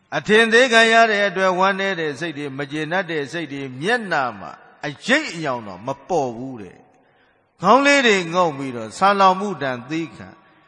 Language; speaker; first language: Burmese; native; Burmese